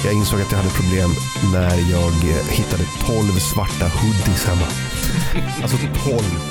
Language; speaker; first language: Swedish; native; Swedish